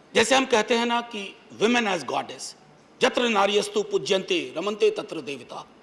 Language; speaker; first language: Hindi; native; Hindi